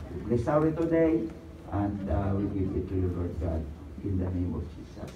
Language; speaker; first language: English; non-native, local second language; Filipino